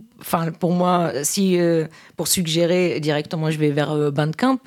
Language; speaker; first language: French; non-native, local second language; Arabic